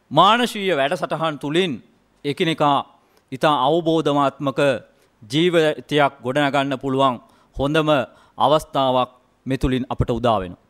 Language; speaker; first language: Sinhala; non-native, local second language; Tamil